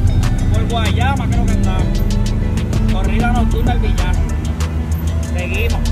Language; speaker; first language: Spanish; native; Spanish